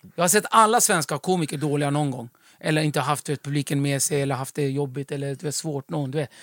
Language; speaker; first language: Swedish; early bilingual, other home language; Kurdish